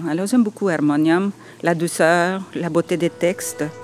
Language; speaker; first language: French; non-native, fluent; Spanish